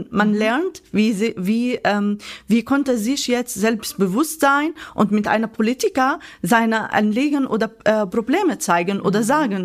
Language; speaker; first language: German; non-native, fluent; Arabic